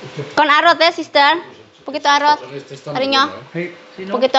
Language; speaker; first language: Spanish; non-native, learner; Indonesian